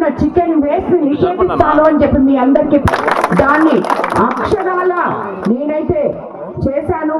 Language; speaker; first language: Telugu; native; Telugu